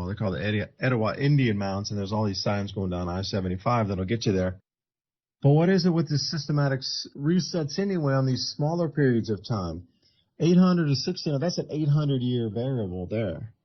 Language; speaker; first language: English; native; English